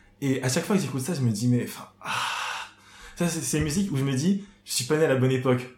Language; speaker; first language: French; native; French